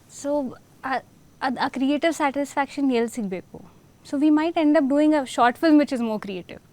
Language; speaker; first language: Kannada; non-native, fluent; Hindi